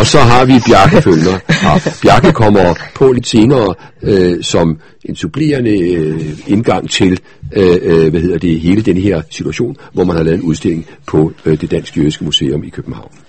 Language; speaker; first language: Danish; native; Danish